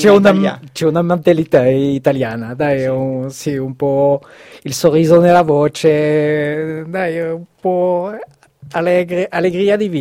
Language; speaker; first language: Italian; non-native, fluent; French